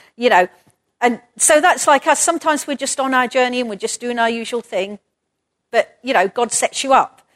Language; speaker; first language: English; native; English